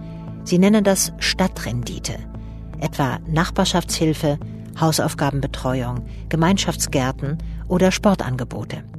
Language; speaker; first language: German; native; German